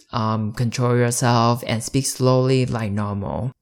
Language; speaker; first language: English; early bilingual, other home language; Vietnamese